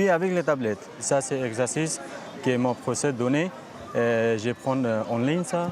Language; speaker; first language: French; non-native, learner; Pashto